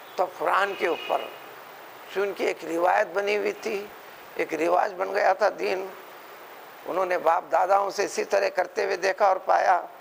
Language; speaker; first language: Urdu; native; Urdu